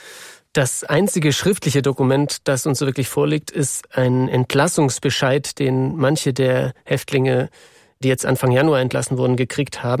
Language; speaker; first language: German; native; German